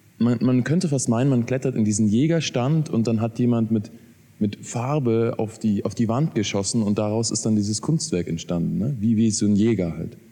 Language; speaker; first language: German; native; German